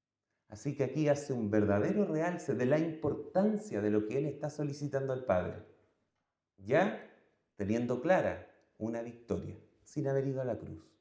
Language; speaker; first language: Spanish; native; Spanish